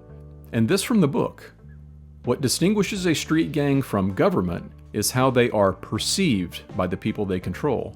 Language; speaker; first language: English; native; English